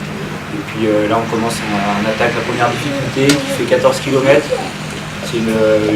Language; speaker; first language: French; native; French